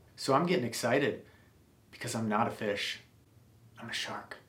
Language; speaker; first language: English; native; English